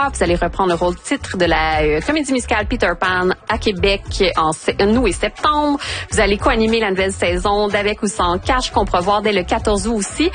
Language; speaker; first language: French; native; French